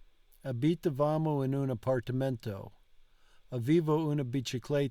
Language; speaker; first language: Italian; non-native, learner; English